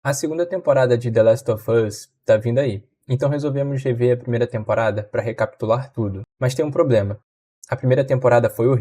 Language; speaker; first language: Portuguese; native; Portuguese